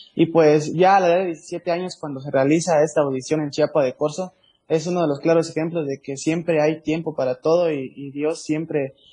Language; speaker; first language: Spanish; native; Spanish